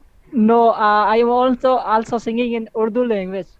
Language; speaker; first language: English; non-native, learner; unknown